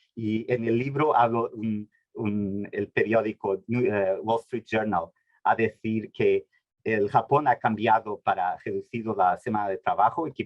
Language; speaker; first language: Spanish; non-native, fluent; Portuguese